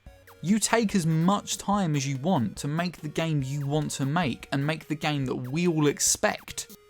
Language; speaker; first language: English; native; English